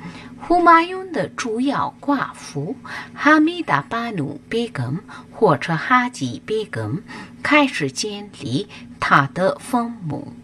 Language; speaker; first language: Chinese; non-native, learner; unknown